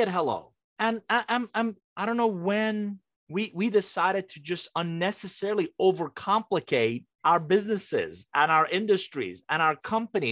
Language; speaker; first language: English; early bilingual, other home language; Persian